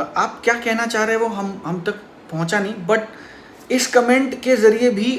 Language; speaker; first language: Hindi; non-native, local second language; Marathi